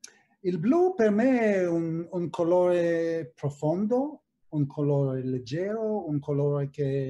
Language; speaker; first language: Italian; non-native, fluent; Hebrew